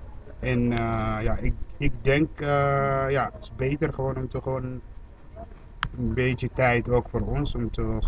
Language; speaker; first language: Dutch; non-native, learner; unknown